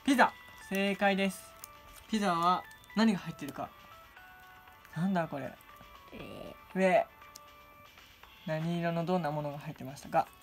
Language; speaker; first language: Japanese; native; Japanese